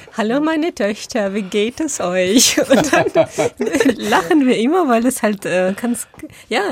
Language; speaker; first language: German; non-native, fluent; Ukrainian